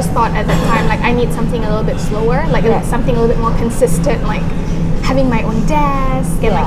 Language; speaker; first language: English; non-native, local second language; Malay